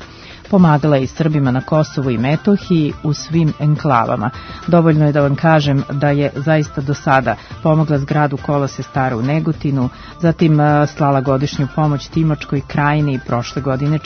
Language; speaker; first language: Serbian; native; Serbian